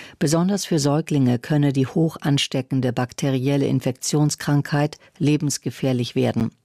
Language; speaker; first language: German; native; German